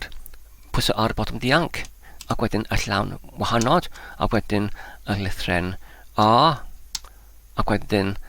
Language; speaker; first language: Welsh; non-native, learner; Polish